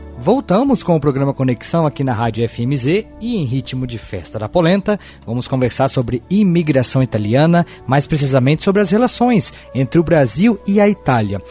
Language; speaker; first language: Portuguese; native; Portuguese